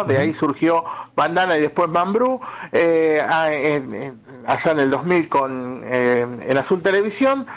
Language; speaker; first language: Spanish; native; Spanish